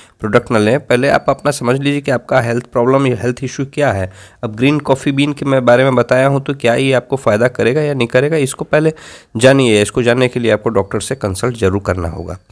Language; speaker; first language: Hindi; native; Hindi